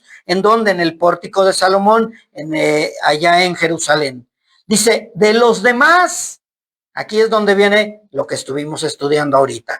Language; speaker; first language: Spanish; native; Spanish